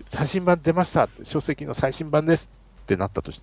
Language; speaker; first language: Japanese; native; Japanese